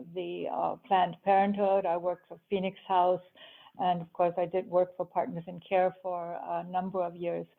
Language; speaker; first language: English; early bilingual, other home language; German